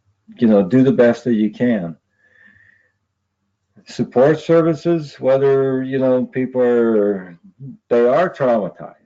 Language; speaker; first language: English; native; English